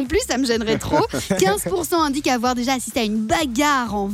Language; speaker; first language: French; native; French